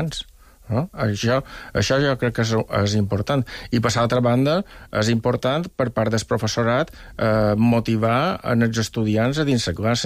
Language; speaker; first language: Catalan; native; Catalan